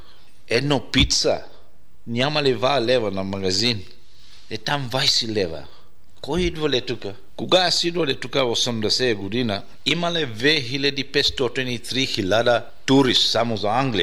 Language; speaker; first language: Bulgarian; non-native, learner; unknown